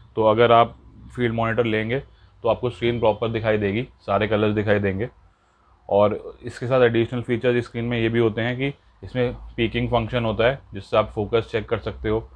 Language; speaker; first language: Hindi; native; Hindi